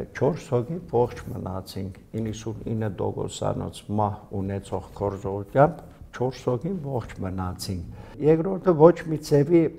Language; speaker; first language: Armenian; early bilingual, heritage; Armenian